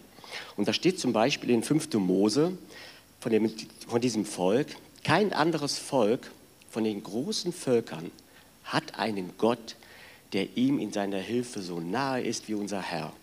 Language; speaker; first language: German; native; German